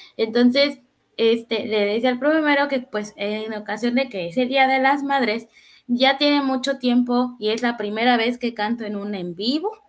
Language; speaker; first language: Spanish; native; Spanish